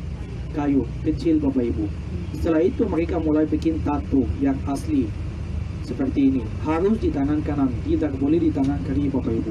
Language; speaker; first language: Indonesian; non-native, fluent; Arabic